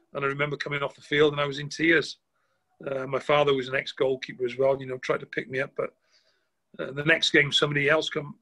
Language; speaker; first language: English; native; English